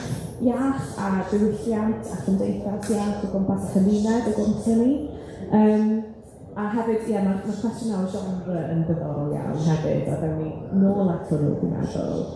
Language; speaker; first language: Welsh; native; Welsh